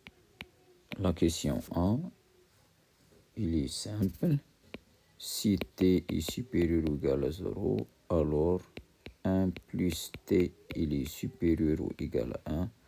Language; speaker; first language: French; non-native, local second language; Arabic